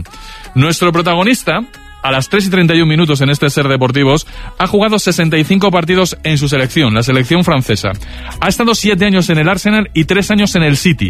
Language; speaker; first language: Spanish; native; Spanish